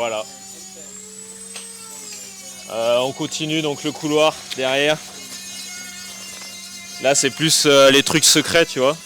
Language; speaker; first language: French; native; French